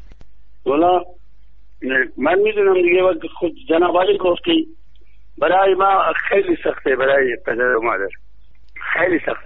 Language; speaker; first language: Persian; non-native, local second language; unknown